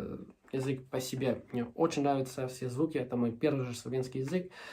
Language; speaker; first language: Russian; non-native, fluent; Spanish